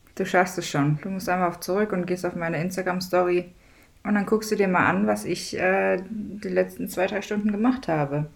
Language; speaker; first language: German; native; German